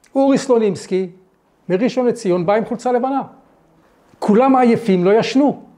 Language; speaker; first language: Hebrew; early bilingual, other home language; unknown